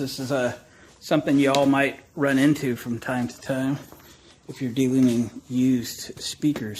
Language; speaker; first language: English; native; English